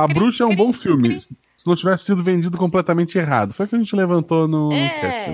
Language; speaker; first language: Portuguese; native; Portuguese